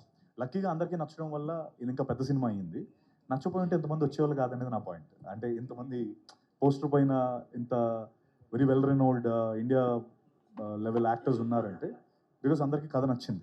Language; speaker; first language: Telugu; native; Telugu